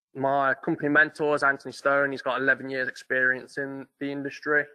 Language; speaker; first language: English; native; English